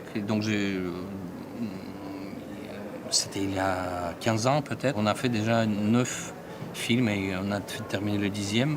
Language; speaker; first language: French; non-native, fluent; Russian